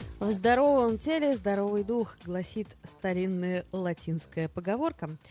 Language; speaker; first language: Russian; native; Russian